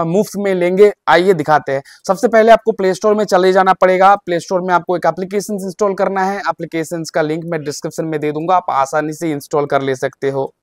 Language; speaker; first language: Hindi; native; Hindi